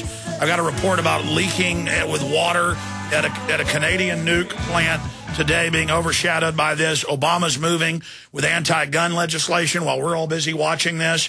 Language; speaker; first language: English; native; English